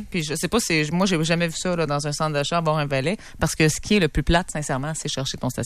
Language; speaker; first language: French; native; French